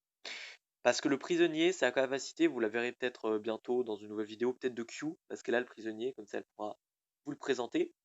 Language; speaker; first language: French; native; French